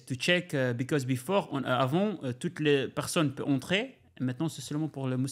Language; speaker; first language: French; non-native, learner; Albanian